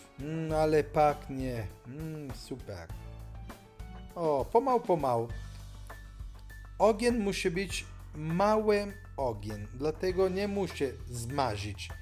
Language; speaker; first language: Polish; non-native, learner; Italian